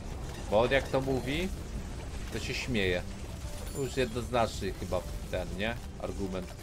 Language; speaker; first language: Polish; native; Polish